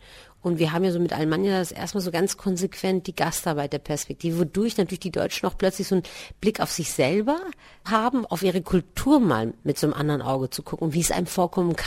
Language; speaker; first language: German; native; German